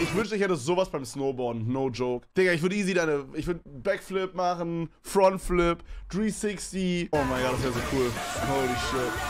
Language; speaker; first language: German; native; German